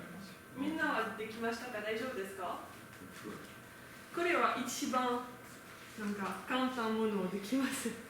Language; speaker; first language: Japanese; non-native, learner; French